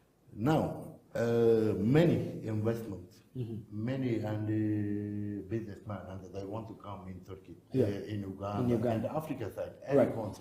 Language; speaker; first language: English; non-native, learner; Turkish